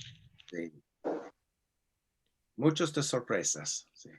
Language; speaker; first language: Spanish; non-native, fluent; English